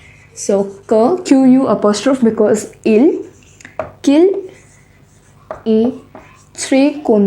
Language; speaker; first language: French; non-native, fluent; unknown